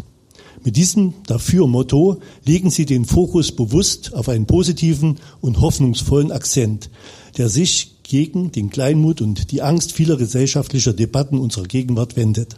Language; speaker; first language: German; native; German